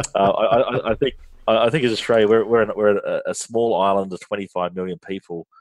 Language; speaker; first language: English; native; English